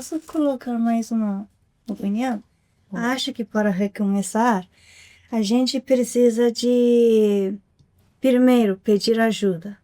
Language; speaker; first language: Portuguese; non-native, fluent; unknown